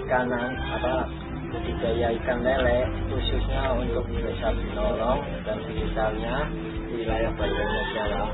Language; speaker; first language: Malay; non-native, local second language; Javanese